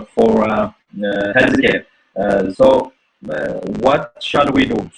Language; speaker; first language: English; non-native, local second language; Amharic